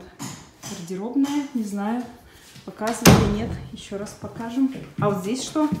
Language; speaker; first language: Russian; native; Russian